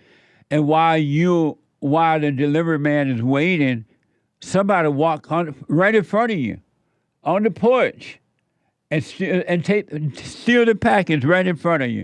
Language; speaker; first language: English; native; English